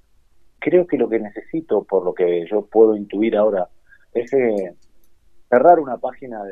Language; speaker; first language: Spanish; native; Spanish